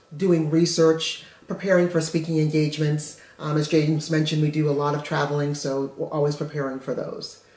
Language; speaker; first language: English; native; English